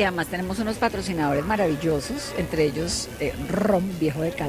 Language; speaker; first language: Spanish; native; Spanish